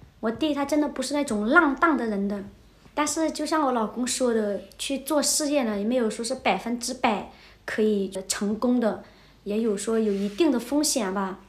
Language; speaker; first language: Chinese; non-native, fluent; Vietnamese